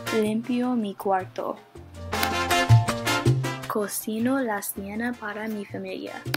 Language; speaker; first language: Spanish; non-native, learner; English